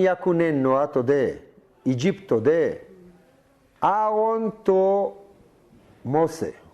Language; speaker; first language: Japanese; non-native, learner; Hebrew